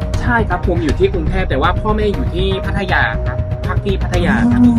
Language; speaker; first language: Thai; early bilingual, other home language; Korean